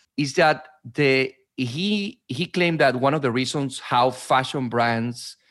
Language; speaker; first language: English; non-native, fluent; Spanish